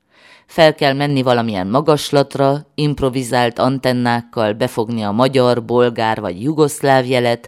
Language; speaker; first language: Hungarian; native; Hungarian